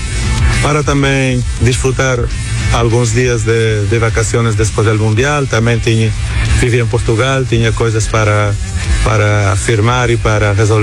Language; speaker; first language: Spanish; non-native, learner; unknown